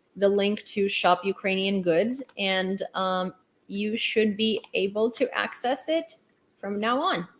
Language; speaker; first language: English; non-native, fluent; Ukrainian